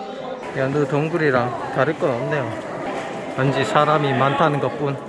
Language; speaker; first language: Korean; native; Korean